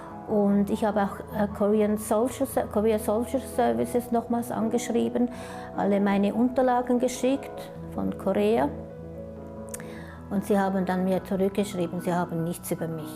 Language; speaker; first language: German; early bilingual, other home language; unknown